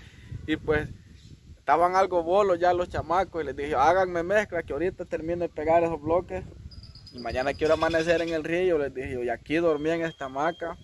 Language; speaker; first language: Spanish; native; Spanish